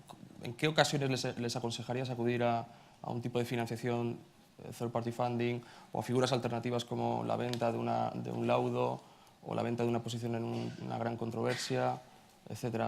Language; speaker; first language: Spanish; native; Spanish